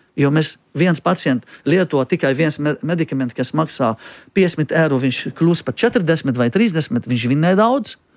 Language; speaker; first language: Latvian; non-native, fluent; Arabic